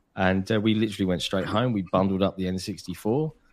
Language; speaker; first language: English; native; English